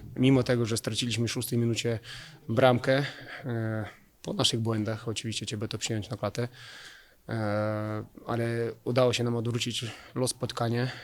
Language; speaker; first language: Polish; non-native, fluent; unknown